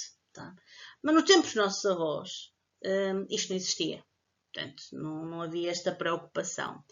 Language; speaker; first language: Portuguese; native; Portuguese